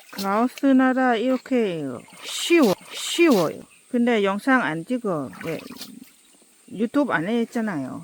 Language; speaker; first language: Korean; non-native, learner; Lao